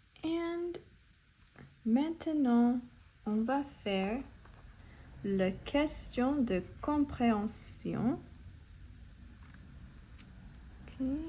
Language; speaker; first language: French; non-native, fluent; English